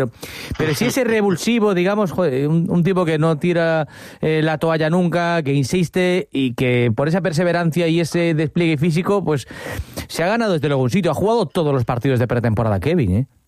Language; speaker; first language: Spanish; native; Spanish